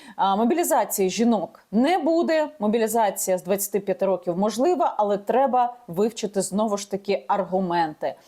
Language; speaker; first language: Ukrainian; native; Ukrainian